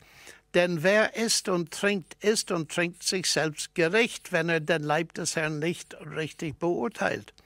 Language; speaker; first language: German; non-native, fluent; English